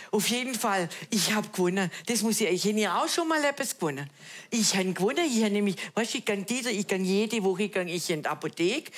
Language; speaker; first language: German; native; German